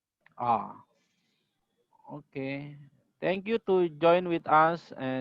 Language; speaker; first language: English; non-native, learner; Indonesian